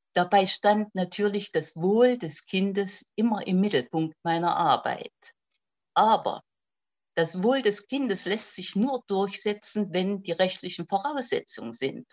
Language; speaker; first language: German; native; German